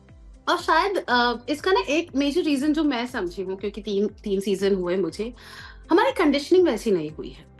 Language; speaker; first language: Hindi; native; Hindi